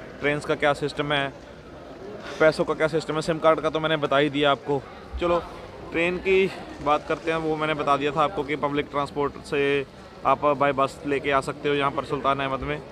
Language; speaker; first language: Hindi; non-native, local second language; Punjabi